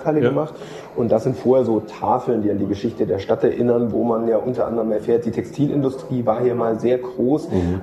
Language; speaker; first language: German; native; German